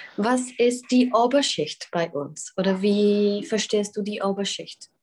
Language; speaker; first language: German; non-native, fluent; Czech